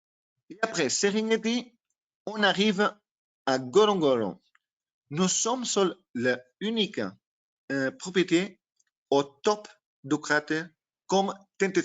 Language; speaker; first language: French; non-native, learner; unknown